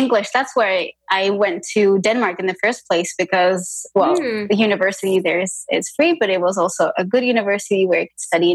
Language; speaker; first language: English; non-native, fluent; French